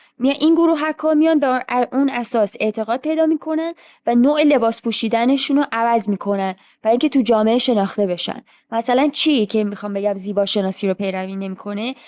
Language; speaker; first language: Persian; native; Persian